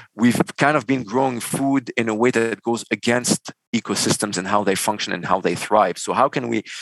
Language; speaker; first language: English; non-native, fluent; Arabic